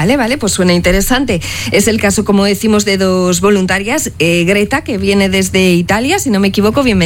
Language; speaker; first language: Spanish; native; Spanish